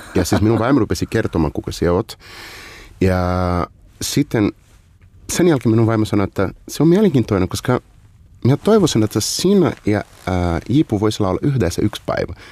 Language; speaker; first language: Finnish; non-native, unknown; Portuguese